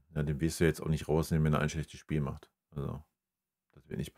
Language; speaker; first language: German; native; German